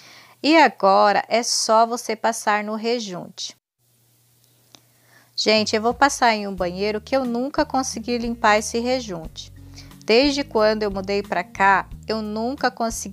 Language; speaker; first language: Portuguese; native; Portuguese